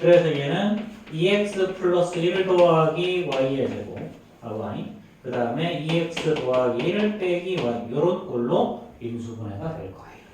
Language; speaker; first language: Korean; native; Korean